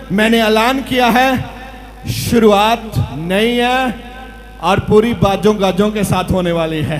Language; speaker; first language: Hindi; non-native, local second language; Punjabi